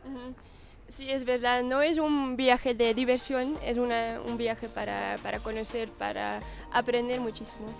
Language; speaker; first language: Spanish; non-native, learner; Dutch